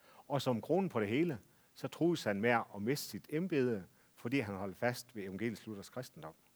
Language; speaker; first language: Danish; native; Danish